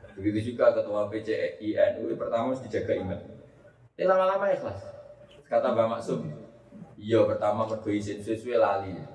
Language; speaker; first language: Indonesian; non-native, local second language; Javanese